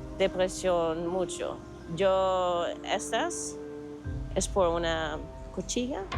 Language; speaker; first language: Spanish; non-native, learner; Dutch